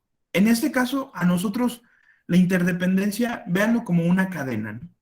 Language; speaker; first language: Spanish; native; Spanish